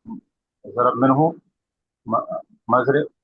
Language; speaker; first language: Arabic; non-native, learner; Urdu